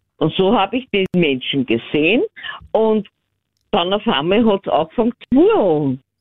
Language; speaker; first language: German; native; German